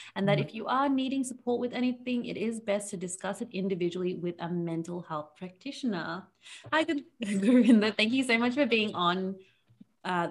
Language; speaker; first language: English; native; English